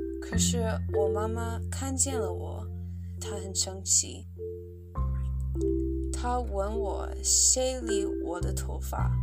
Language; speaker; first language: Chinese; non-native, learner; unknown